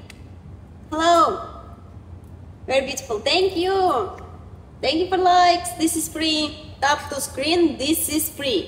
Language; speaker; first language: English; non-native, learner; Romanian